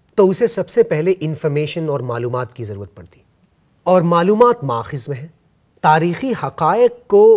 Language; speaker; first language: Urdu; native; Urdu